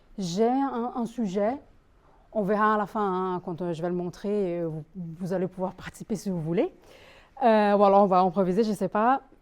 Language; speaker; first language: French; non-native, fluent; Portuguese